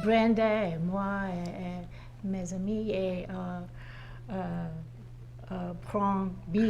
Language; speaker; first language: French; non-native, learner; English